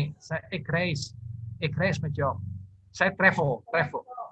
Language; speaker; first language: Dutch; non-native, fluent; Indonesian